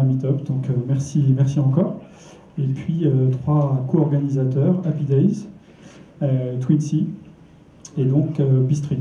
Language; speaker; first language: French; native; French